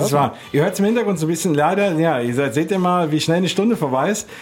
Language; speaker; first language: German; native; German